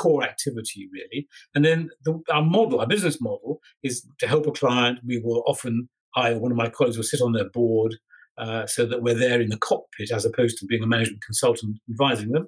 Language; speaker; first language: English; native; English